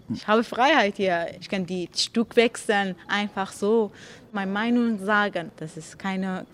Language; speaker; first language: German; non-native, learner; Persian